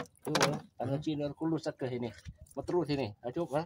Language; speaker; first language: Arabic; non-native, learner; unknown